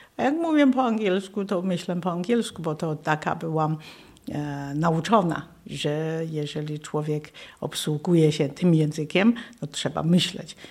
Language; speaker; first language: Polish; non-native, fluent; Chinese